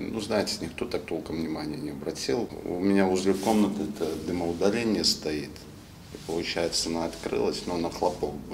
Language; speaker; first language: Russian; native; Russian